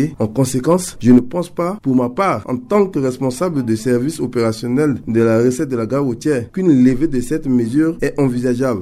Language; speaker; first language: French; non-native, local second language; Sango